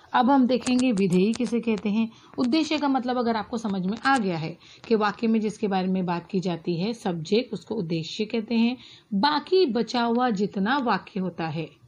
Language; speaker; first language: Hindi; non-native, local second language; Marathi